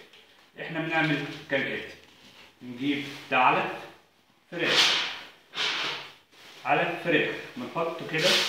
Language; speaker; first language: Arabic; native; Arabic